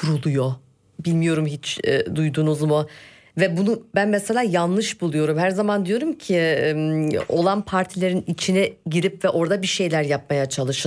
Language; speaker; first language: Turkish; early bilingual, heritage; Turkish